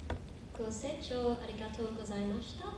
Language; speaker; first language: Japanese; non-native, learner; English